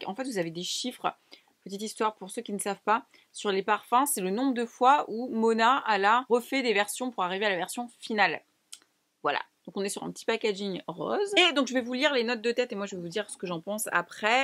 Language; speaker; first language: French; native; French